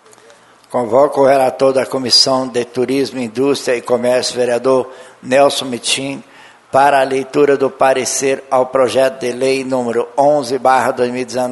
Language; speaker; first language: Portuguese; native; Portuguese